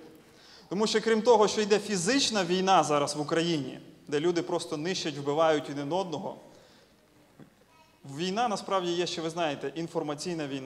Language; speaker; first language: Ukrainian; native; Ukrainian